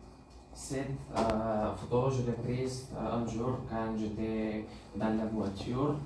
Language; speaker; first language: French; non-native, learner; Bulgarian